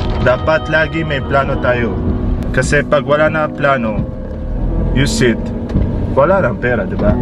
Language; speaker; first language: Filipino; non-native, learner; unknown